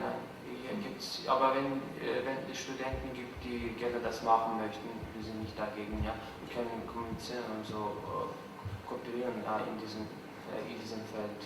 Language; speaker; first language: German; non-native, fluent; Azerbaijani